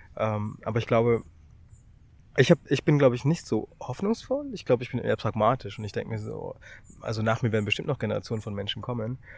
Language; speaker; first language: German; early bilingual, other home language; Tamil